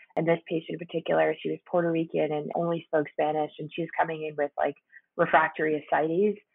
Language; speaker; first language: English; early bilingual, other home language; Spanish